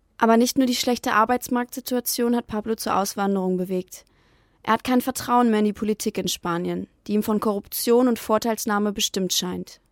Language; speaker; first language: German; native; German